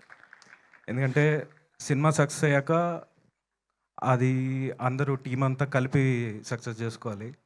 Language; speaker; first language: Telugu; native; Telugu